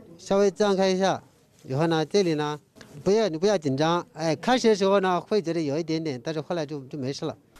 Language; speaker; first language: Chinese; non-native, fluent; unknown